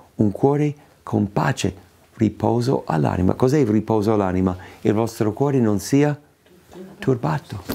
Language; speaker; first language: Italian; non-native, fluent; English